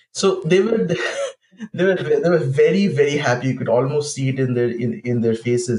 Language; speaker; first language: English; non-native, local second language; Bangla